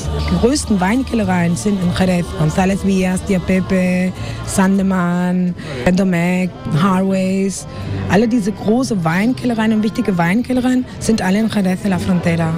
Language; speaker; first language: German; non-native, fluent; Spanish